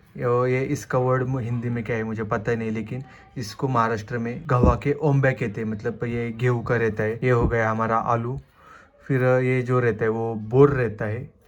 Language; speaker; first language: Hindi; non-native, local second language; Marathi